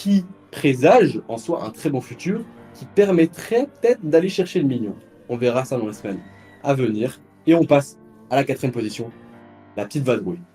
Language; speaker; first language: French; native; French